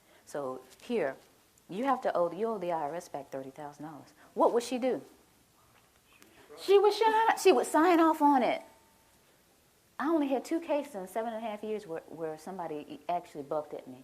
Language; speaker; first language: English; native; English